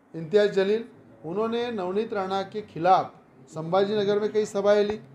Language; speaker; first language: Hindi; non-native, local second language; Marathi